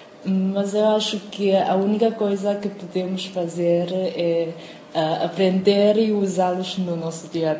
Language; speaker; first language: Portuguese; non-native, fluent; Chinese